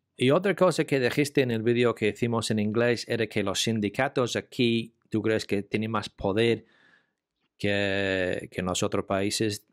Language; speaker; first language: Spanish; non-native, fluent; English